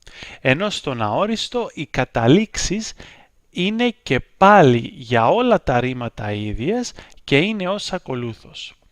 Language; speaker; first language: Greek; native; Greek